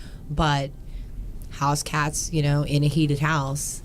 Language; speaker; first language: English; native; English